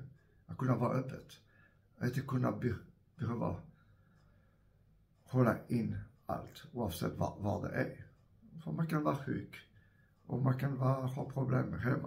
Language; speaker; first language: Swedish; non-native, fluent; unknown